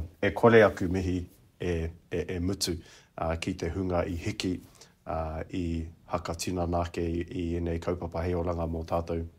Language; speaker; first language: Māori; non-native, local second language; English